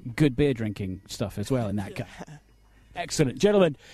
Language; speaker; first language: English; native; English